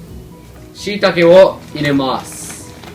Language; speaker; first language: Japanese; non-native, learner; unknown